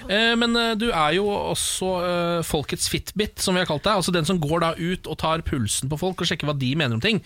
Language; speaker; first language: Norwegian; native; Norwegian